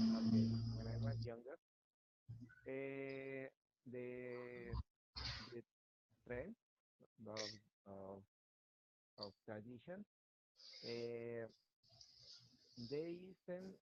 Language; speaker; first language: English; non-native, learner; Spanish